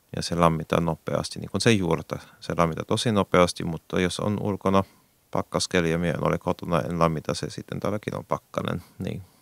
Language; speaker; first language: Finnish; non-native, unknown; German